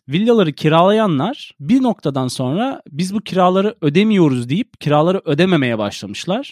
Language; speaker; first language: Turkish; native; Turkish